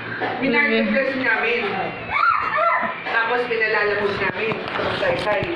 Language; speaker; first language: Filipino; native; Filipino